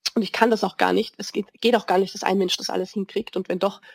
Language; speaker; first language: German; native; German